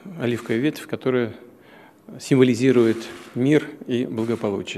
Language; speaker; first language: Russian; native; Russian